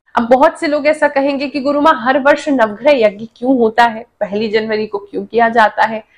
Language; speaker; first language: Hindi; native; Hindi